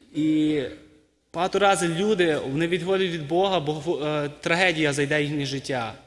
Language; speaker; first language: Ukrainian; early bilingual, heritage; Ukrainian